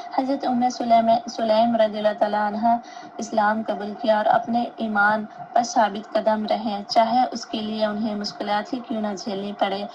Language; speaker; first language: Urdu; native; Urdu